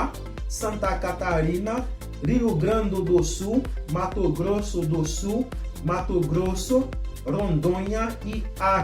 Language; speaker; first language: Portuguese; non-native, fluent; Haitian Creole